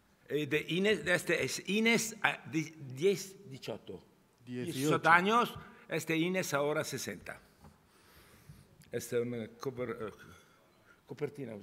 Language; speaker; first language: Spanish; non-native, learner; Italian